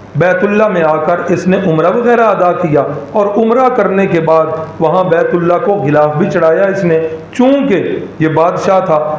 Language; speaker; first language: Urdu; non-native, local second language; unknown